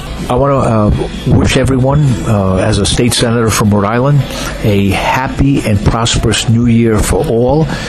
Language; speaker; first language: English; early bilingual, other home language; Greek